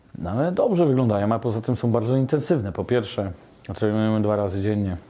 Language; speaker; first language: Polish; native; Polish